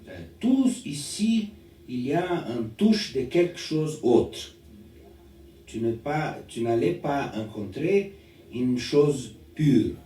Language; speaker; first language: French; non-native, learner; Portuguese